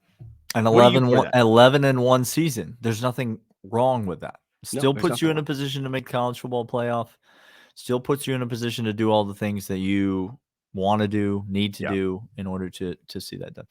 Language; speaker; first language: English; native; English